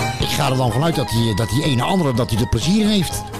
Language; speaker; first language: Dutch; native; Dutch